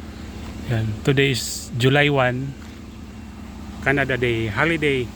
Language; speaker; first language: English; non-native, learner; Filipino